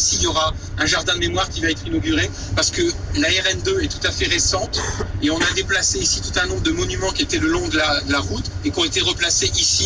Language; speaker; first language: French; native; French